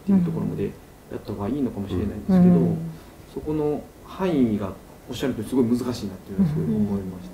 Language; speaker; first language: Japanese; native; Japanese